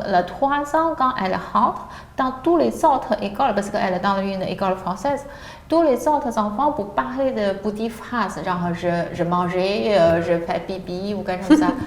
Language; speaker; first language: French; non-native, learner; Chinese